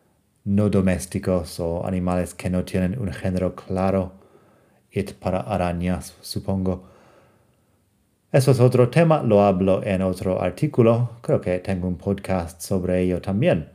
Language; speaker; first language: Spanish; non-native, fluent; English